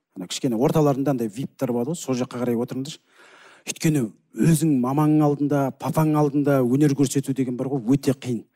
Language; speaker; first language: Kazakh; native; Kazakh